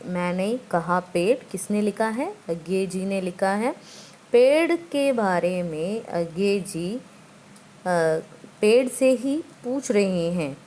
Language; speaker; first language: Hindi; non-native, local second language; Malayalam